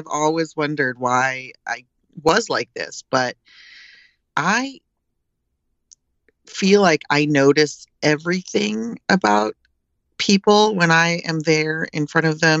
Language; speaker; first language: English; native; English